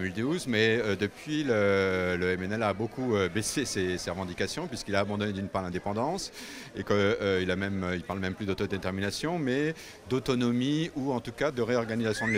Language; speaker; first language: French; native; French